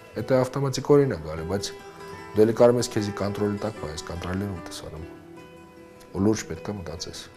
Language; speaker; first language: Armenian; early bilingual, heritage; Armenian